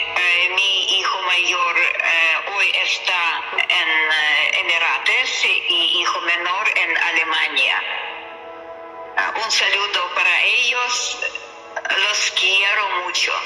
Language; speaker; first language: Spanish; non-native, learner; Russian